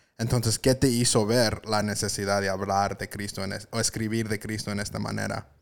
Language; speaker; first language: Spanish; early bilingual, heritage; Spanish